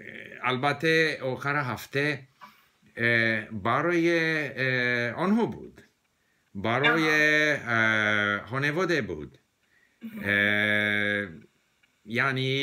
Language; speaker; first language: Persian; non-native, learner; English